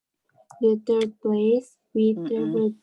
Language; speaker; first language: English; non-native, learner; Indonesian